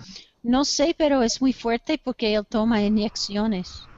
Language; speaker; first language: Spanish; non-native, learner; English